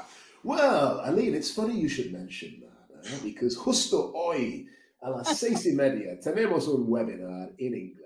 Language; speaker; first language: Spanish; non-native, fluent; English